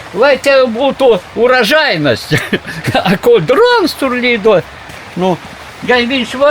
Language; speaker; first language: Latvian; non-native, local second language; Russian